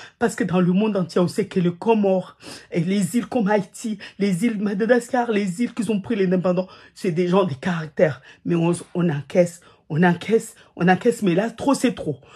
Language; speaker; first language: French; non-native, local second language; Ngazidja Comorian